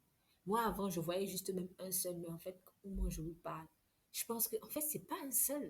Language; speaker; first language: French; native; French